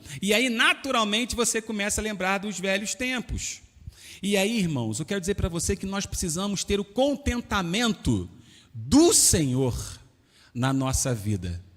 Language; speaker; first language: Portuguese; native; Portuguese